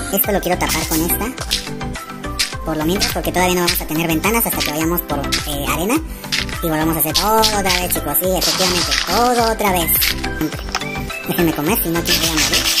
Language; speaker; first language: Spanish; native; Spanish